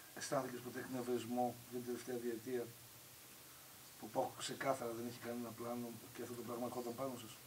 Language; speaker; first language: Greek; native; Greek